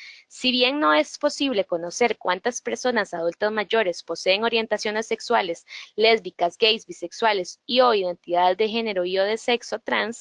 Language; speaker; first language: Spanish; native; Spanish